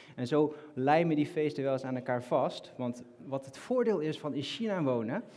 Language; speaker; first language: Dutch; native; Dutch